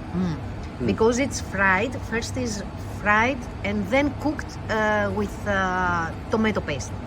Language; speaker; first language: English; non-native, fluent; Greek